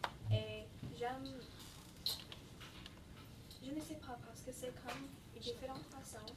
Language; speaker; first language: French; non-native, learner; English